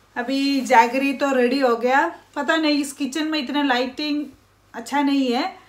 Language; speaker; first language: Hindi; non-native, local second language; Malayalam